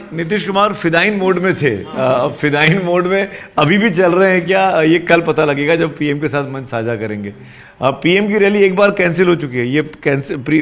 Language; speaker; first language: Hindi; native; Hindi